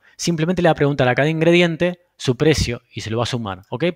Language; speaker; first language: Spanish; native; Spanish